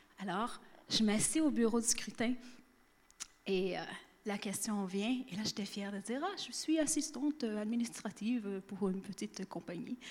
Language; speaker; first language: French; native; French